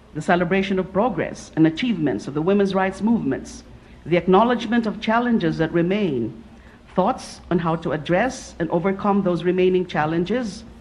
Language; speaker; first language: English; non-native, local second language; Filipino